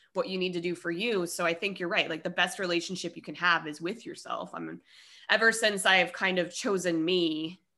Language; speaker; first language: English; native; English